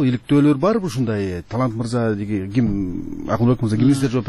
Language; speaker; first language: Kyrgyz; native; Kyrgyz